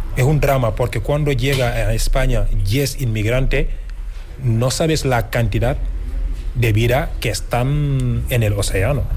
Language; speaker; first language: Spanish; non-native, fluent; Wolof